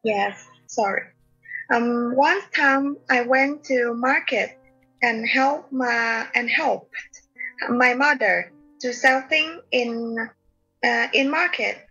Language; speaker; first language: English; non-native, learner; Vietnamese